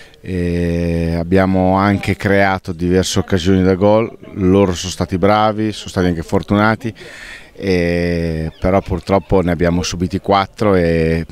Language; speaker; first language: Italian; native; Italian